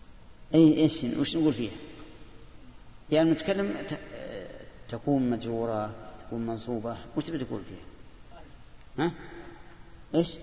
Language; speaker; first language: Arabic; native; Arabic